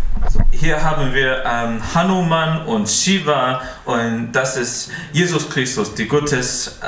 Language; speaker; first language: German; non-native, learner; English